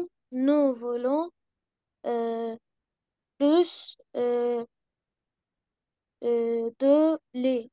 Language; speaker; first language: French; non-native, learner; Arabic